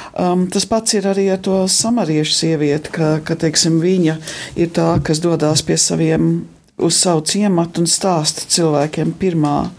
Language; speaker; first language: Latvian; early bilingual, heritage; Latvian